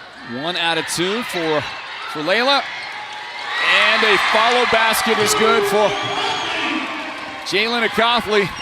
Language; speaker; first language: English; native; English